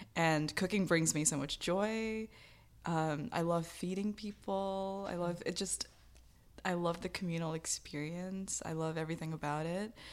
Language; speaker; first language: English; early bilingual, other home language; Bangla